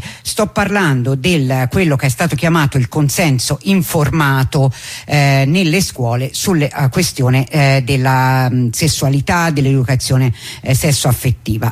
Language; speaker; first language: Italian; native; Italian